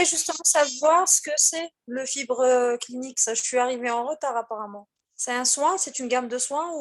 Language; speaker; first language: French; non-native, local second language; Arabic